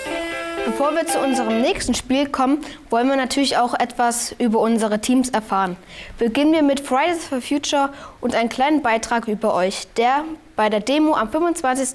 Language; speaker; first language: German; native; German